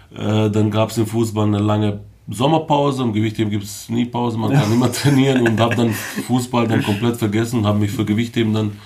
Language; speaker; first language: German; early bilingual, other home language; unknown